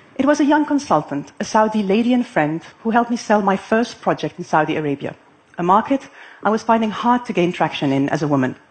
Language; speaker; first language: English; non-native, fluent; Arabic